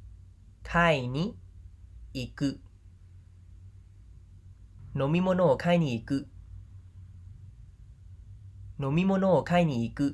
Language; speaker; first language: Japanese; non-native, fluent; Khmer